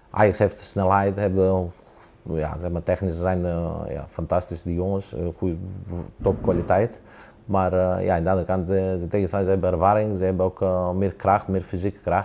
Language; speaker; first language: Dutch; non-native, fluent; Greek